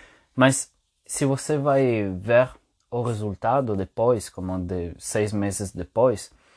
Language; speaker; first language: Portuguese; non-native, fluent; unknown